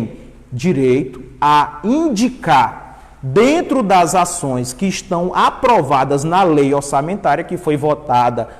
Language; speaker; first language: Portuguese; native; Portuguese